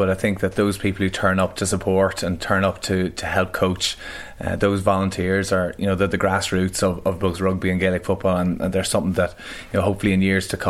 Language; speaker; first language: English; native; English